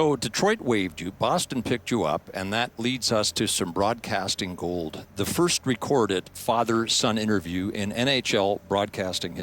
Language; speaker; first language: English; native; English